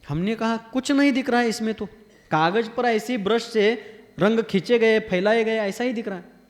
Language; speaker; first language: Hindi; non-native, local second language; Marathi